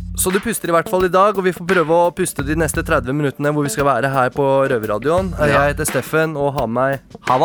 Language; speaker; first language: Norwegian; native; Norwegian